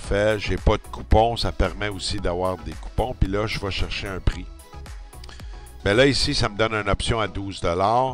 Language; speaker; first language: French; native; French